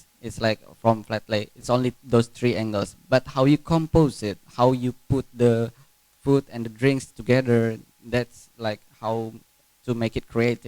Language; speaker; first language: English; non-native, fluent; Indonesian